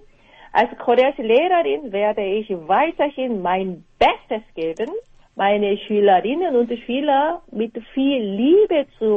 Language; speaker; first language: German; non-native, fluent; Korean